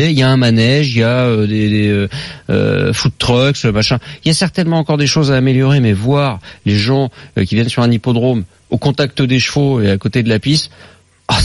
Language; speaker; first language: French; native; French